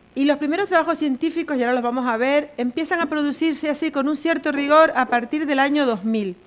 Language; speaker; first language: Spanish; native; Spanish